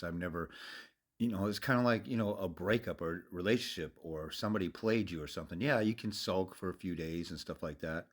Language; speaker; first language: English; native; English